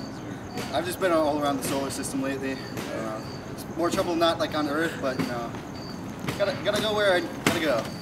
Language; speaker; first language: English; native; English